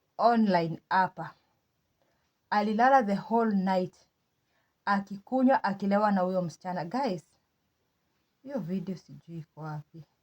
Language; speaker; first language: Swahili; native; Swahili